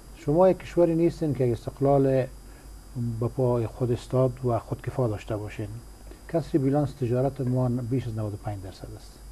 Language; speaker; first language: Persian; native; Persian